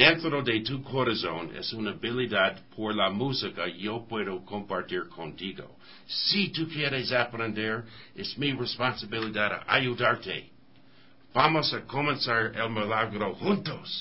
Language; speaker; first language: Spanish; non-native, learner; English